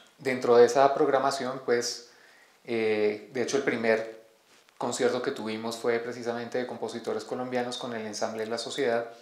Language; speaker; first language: Spanish; native; Spanish